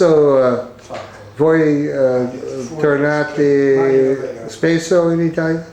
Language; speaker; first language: Italian; early bilingual, heritage; English